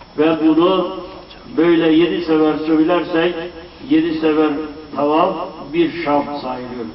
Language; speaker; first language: Turkish; native; Turkish